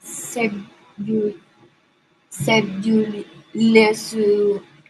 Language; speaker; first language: French; non-native, learner; Spanish